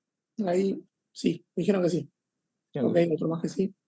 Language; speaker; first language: Spanish; native; Spanish